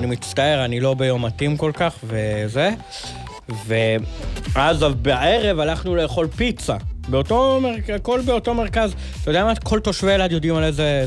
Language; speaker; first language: Hebrew; native; Hebrew